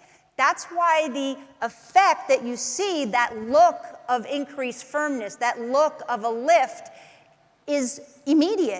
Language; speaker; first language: English; native; English